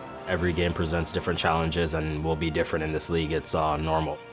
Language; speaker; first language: English; native; English